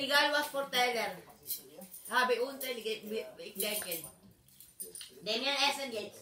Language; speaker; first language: German; non-native, learner; Filipino